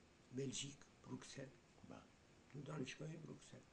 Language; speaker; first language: Persian; early bilingual, heritage; Persian